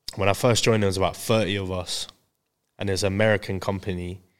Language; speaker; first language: English; native; English